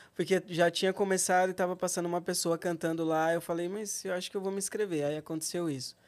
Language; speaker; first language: Portuguese; native; Portuguese